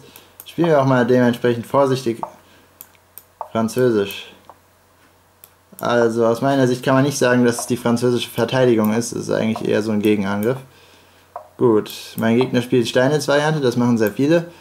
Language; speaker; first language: German; native; German